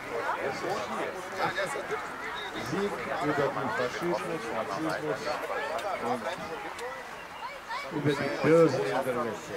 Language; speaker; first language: German; non-native, learner; Russian